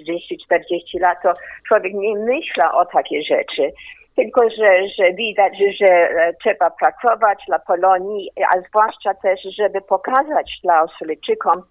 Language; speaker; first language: Polish; early bilingual, heritage; Polish